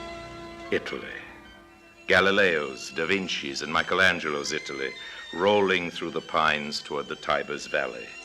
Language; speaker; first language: English; native; English